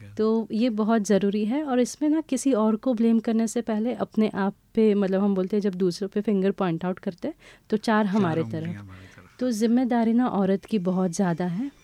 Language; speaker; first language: Hindi; non-native, local second language; Gujarati